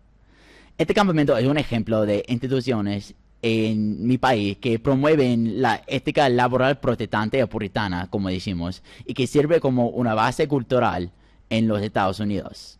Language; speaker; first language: Spanish; non-native, fluent; English